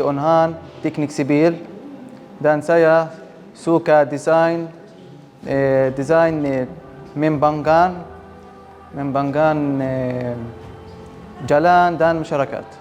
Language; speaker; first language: Indonesian; non-native, learner; Arabic